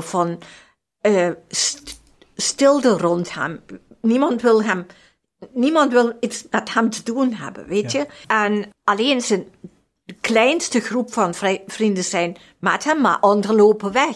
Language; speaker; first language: Dutch; non-native, fluent; German